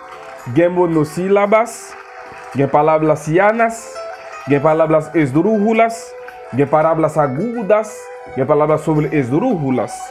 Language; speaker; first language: Spanish; non-native, learner; Haitian Creole